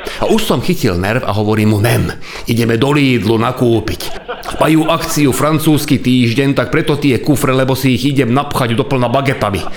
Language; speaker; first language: Slovak; non-native, local second language; Hungarian